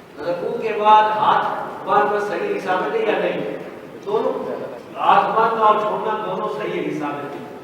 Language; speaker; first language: Urdu; non-native, local second language; Pashto